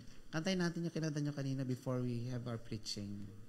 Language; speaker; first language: English; non-native, local second language; Filipino